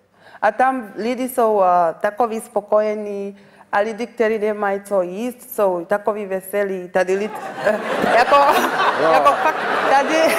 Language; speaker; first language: Czech; non-native, learner; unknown